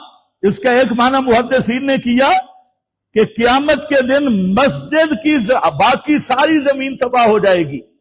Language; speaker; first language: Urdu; non-native, local second language; Punjabi